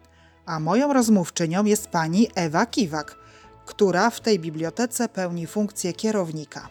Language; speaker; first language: Polish; native; Polish